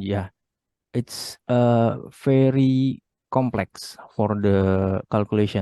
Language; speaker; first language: English; non-native, learner; Indonesian